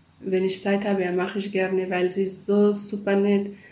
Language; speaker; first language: German; non-native, learner; Kurdish